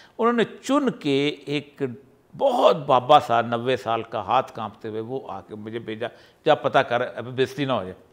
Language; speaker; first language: Urdu; non-native, local second language; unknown